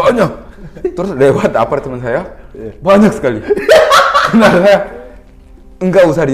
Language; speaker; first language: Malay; non-native, fluent; Korean